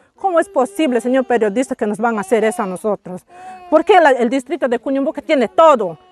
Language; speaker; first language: Spanish; native; Spanish